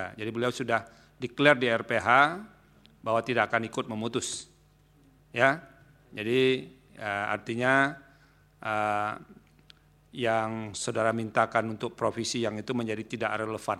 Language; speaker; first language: Indonesian; native; Indonesian